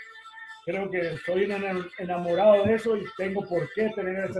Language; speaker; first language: Spanish; native; Spanish